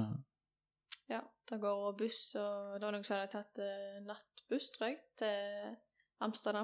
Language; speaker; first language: Norwegian; native; Norwegian